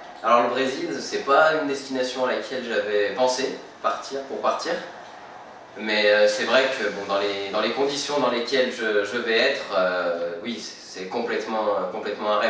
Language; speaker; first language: French; native; French